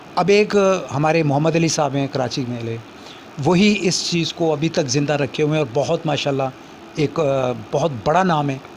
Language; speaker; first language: Urdu; non-native, local second language; Punjabi